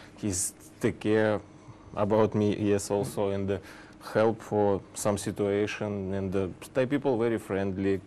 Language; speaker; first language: English; non-native, learner; Russian